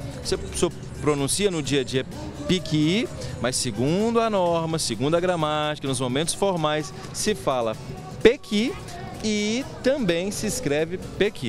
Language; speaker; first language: Portuguese; native; Portuguese